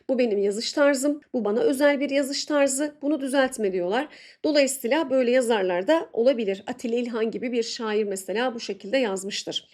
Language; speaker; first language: Turkish; native; Turkish